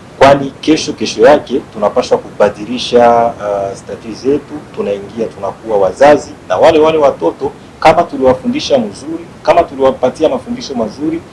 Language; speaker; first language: Swahili; native; Swahili